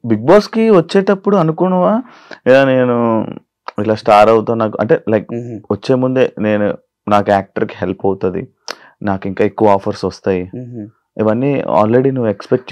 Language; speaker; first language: Telugu; native; Telugu